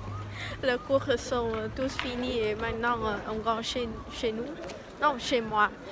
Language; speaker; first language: French; non-native, learner; Vietnamese